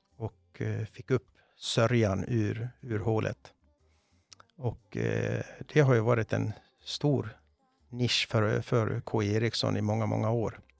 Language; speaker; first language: Swedish; native; Swedish